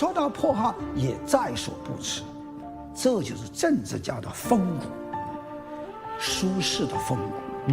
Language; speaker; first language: Chinese; native; Chinese